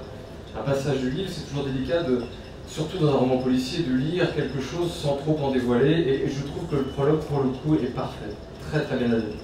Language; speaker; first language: French; native; French